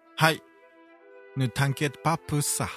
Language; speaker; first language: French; non-native, learner; Japanese